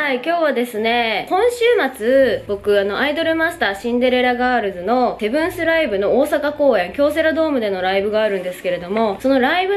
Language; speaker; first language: Japanese; native; Japanese